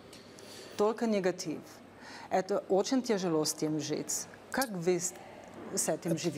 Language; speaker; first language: Russian; non-native, fluent; Slovenian